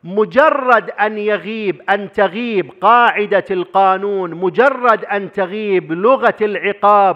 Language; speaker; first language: Arabic; native; Arabic